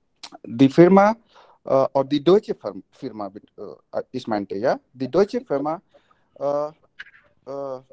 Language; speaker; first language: German; non-native, learner; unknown